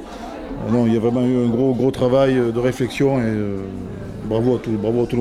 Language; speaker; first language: French; native; French